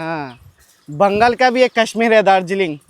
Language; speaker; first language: Hindi; non-native, local second language; Bangla